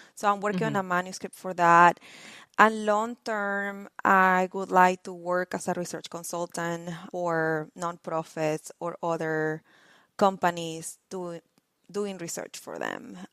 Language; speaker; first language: English; non-native, fluent; Spanish